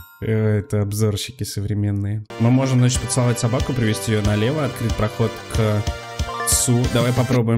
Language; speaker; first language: Russian; native; Russian